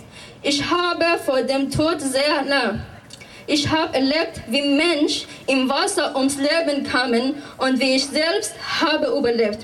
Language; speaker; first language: German; non-native, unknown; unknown